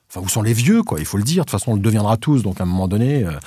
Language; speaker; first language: French; native; French